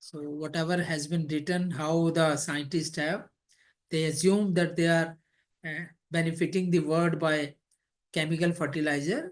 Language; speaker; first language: English; non-native, local second language; Hindi